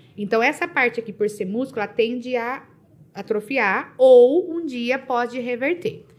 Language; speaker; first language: Portuguese; native; Portuguese